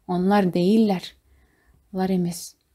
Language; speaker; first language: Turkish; non-native, fluent; Kazakh